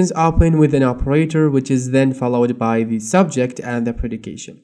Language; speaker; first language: English; non-native, fluent; Arabic